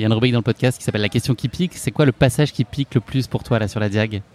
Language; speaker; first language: French; native; French